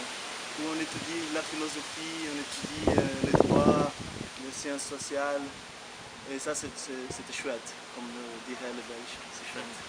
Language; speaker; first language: French; non-native, fluent; Portuguese